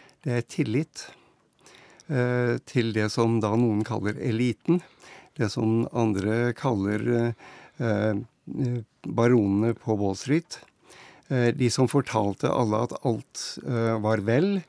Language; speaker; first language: Norwegian; native; Norwegian